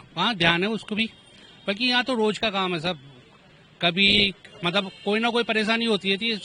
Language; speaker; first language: Hindi; native; Hindi